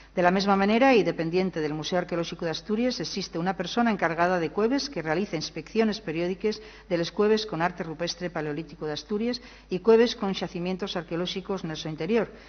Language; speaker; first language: Asturian; non-native, local second language; Spanish